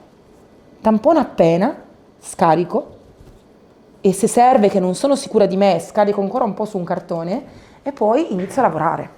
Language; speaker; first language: Italian; native; Italian